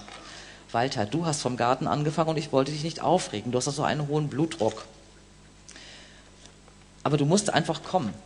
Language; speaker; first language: German; native; German